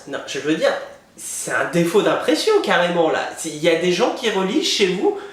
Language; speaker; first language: French; native; French